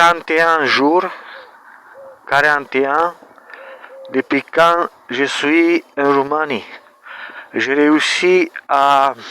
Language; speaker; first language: French; non-native, learner; Romanian